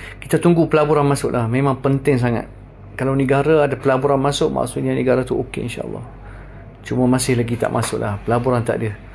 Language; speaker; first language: Malay; non-native, fluent; Arabic